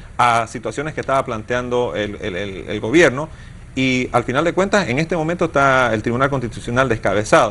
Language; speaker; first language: Spanish; native; Spanish